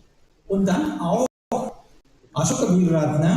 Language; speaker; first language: German; non-native, learner; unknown